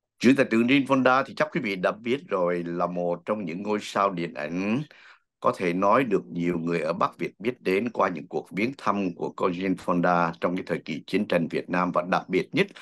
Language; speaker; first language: Vietnamese; native; Vietnamese